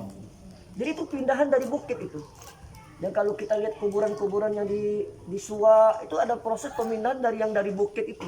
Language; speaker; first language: Indonesian; native; Indonesian